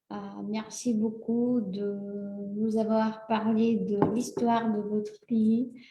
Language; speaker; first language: French; non-native, fluent; Russian